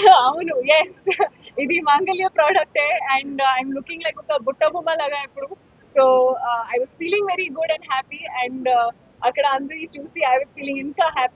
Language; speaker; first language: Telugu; non-native, local second language; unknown